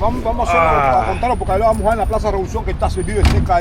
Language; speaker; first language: Spanish; native; Spanish